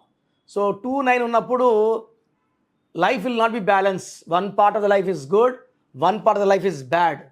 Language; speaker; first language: Telugu; native; Telugu